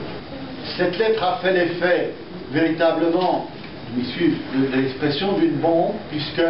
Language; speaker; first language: French; native; French